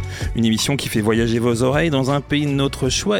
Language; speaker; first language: French; native; French